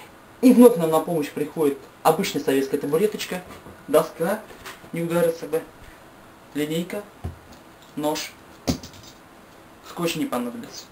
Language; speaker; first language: Russian; native; Russian